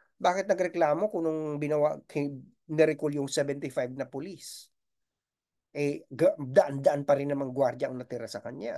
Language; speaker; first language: Filipino; non-native, local second language; Bikol